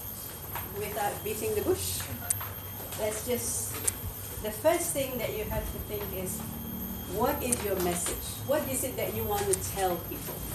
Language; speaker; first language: English; non-native, fluent; Indonesian